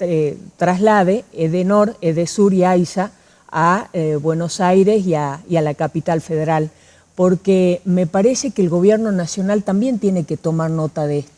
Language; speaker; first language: Spanish; native; Spanish